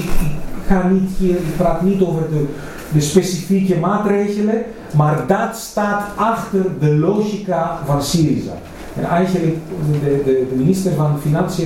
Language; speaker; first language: Dutch; non-native, fluent; Greek